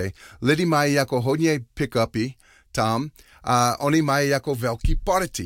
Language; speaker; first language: Czech; non-native, learner; English